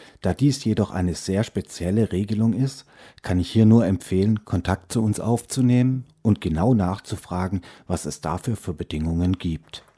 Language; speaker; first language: German; native; German